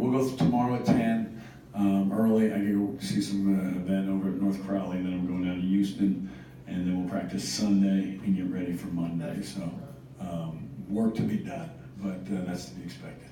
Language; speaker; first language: English; native; English